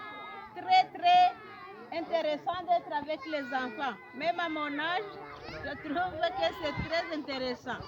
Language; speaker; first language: French; non-native, local second language; Kinyarwanda